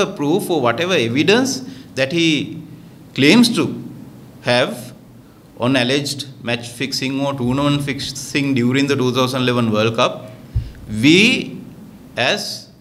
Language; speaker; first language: English; non-native, local second language; Sinhala